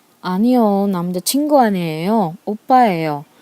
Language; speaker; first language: Korean; non-native, learner; Filipino